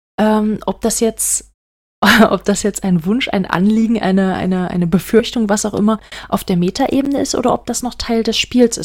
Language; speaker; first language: German; native; German